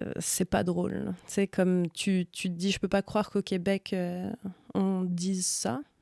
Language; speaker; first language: French; native; French